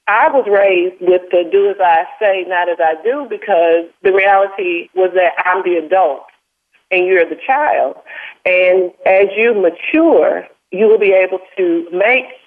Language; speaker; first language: English; native; English